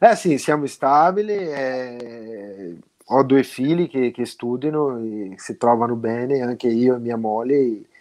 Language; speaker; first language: Italian; non-native, fluent; Portuguese